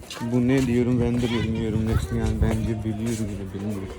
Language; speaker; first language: Turkish; non-native, learner; Urdu